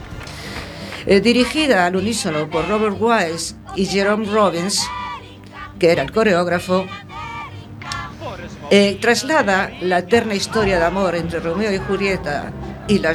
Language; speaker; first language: Spanish; native; Spanish